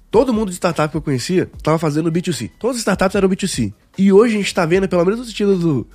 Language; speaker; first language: Portuguese; native; Portuguese